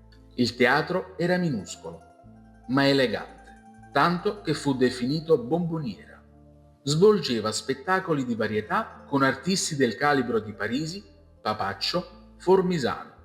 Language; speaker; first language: Italian; native; Italian